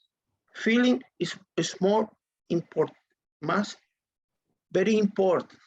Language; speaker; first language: English; non-native, learner; Spanish